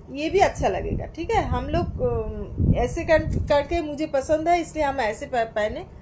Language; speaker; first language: Hindi; non-native, local second language; Bangla